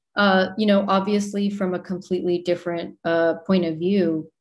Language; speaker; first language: English; native; English